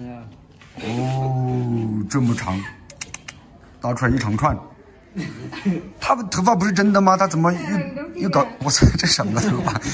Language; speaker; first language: Chinese; native; Chinese